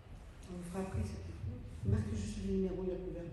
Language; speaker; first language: French; native; French